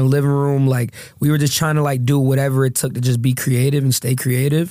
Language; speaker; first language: English; native; English